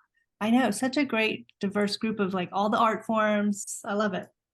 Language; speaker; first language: English; native; English